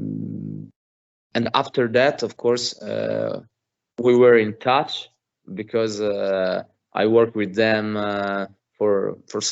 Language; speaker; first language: English; non-native, fluent; Italian